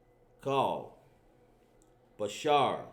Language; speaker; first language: English; native; English